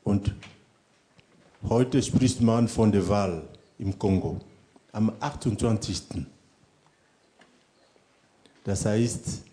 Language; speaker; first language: German; non-native, fluent; French